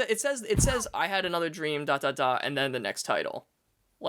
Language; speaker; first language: English; native; English